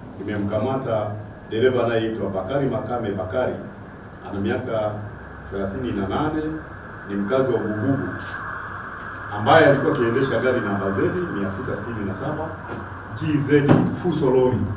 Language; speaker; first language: Swahili; native; Swahili